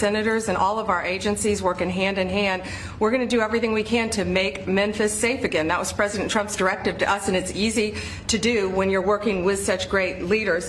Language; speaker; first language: English; native; English